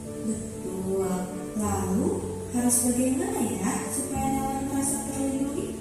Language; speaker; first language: Indonesian; native; Indonesian